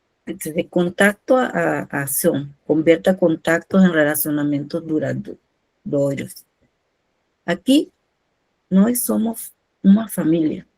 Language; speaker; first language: Portuguese; non-native, fluent; Spanish